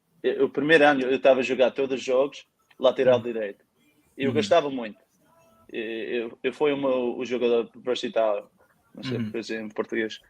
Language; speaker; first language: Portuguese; early bilingual, heritage; Portuguese